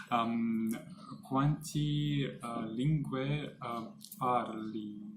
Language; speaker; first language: Italian; non-native, learner; Russian